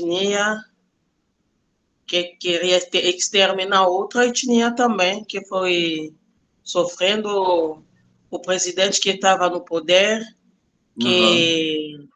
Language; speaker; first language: Portuguese; non-native, fluent; Spanish